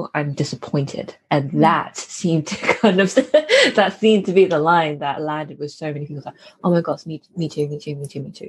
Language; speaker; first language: English; native; English